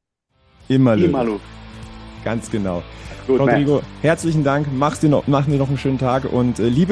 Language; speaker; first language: German; native; German